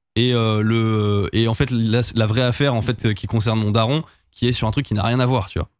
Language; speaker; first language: French; native; French